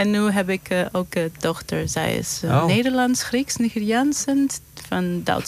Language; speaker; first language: Dutch; non-native, learner; Greek